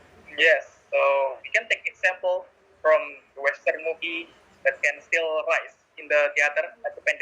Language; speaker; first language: English; non-native, learner; Indonesian